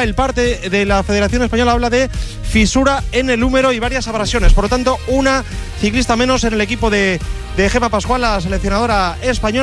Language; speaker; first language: Spanish; native; Spanish